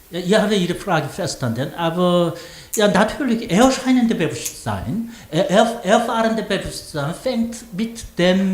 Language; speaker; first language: German; non-native, fluent; Korean